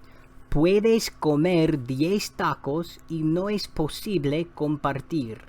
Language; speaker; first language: Spanish; non-native, fluent; English